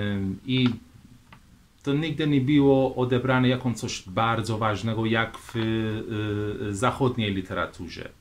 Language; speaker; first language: Polish; non-native, fluent; Persian